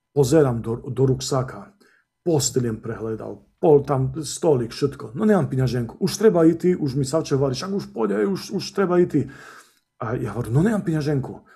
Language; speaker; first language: Slovak; non-native, local second language; Rusyn